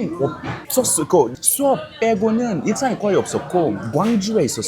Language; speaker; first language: Korean; non-native, fluent; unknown